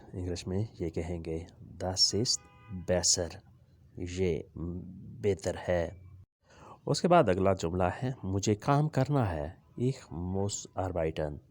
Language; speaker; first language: Urdu; native; Urdu